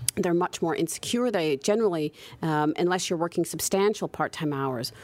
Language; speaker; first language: English; native; English